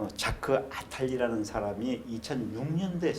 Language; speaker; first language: Korean; native; Korean